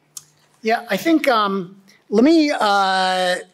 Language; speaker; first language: English; native; English